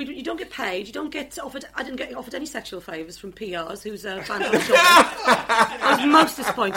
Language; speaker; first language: English; native; English